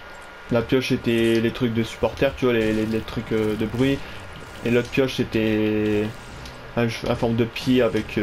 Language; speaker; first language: French; native; French